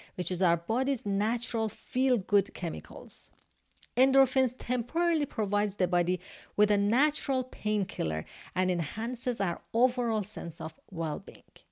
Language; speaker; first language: English; non-native, fluent; Persian